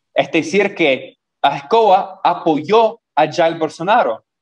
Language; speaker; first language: Spanish; non-native, fluent; English